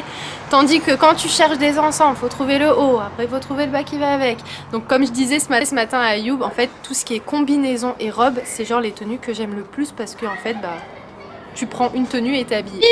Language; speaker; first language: French; native; French